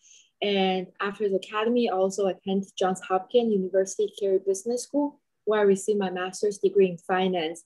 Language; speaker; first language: English; non-native, fluent; Chinese